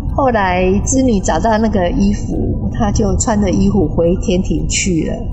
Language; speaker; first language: Chinese; native; Chinese